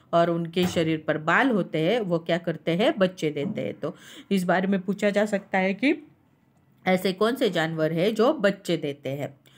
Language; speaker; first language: Hindi; non-native, local second language; Marathi